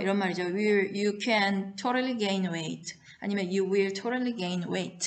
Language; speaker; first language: English; non-native, fluent; Korean